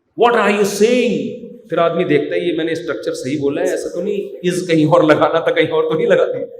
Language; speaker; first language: Urdu; native; Urdu